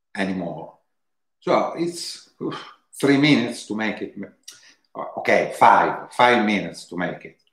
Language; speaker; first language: English; non-native, fluent; Italian